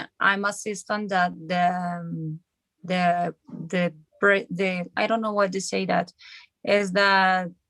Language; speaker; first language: English; non-native, learner; Spanish